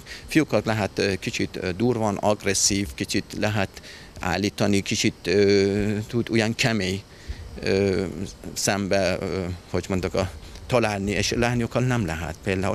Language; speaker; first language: Hungarian; non-native, learner; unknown